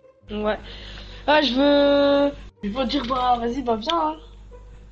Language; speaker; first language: French; native; French